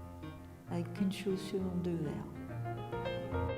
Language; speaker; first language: French; native; French